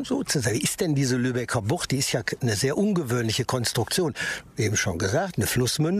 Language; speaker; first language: German; native; German